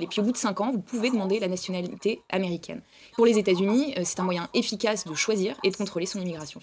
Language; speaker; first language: French; native; French